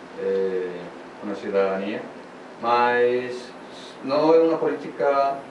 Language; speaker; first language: Portuguese; non-native, learner; Spanish